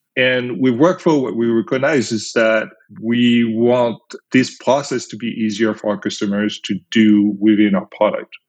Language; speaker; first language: English; non-native, fluent; French